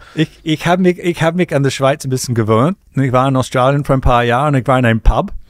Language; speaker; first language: German; non-native, fluent; English